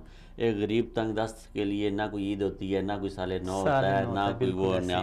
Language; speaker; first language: Urdu; native; Urdu